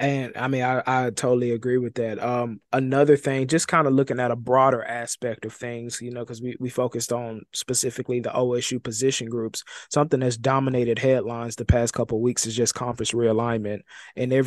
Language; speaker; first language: English; native; English